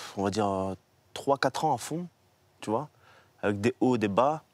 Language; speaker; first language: French; native; French